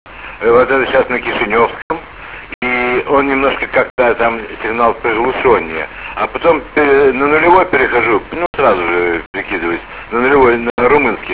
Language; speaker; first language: Russian; native; Russian